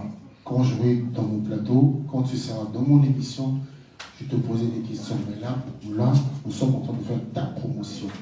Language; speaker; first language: French; non-native, local second language; Lingala